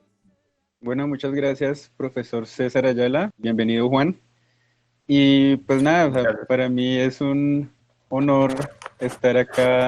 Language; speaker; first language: Spanish; native; Spanish